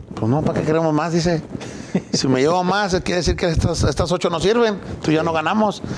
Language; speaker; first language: Spanish; native; Spanish